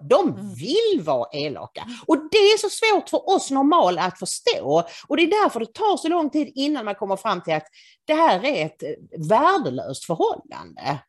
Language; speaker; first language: Swedish; native; Swedish